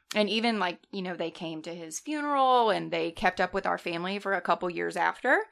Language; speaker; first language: English; native; English